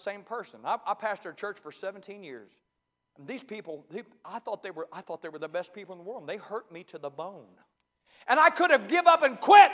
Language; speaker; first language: English; native; English